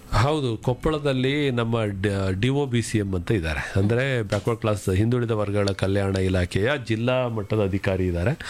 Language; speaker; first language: Kannada; native; Kannada